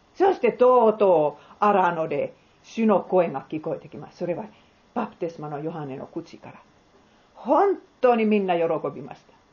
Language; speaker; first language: Japanese; non-native, fluent; Finnish